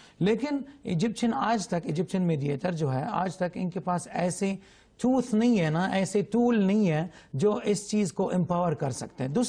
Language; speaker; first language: Urdu; non-native, fluent; Arabic